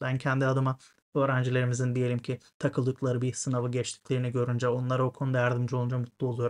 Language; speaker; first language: Turkish; native; Turkish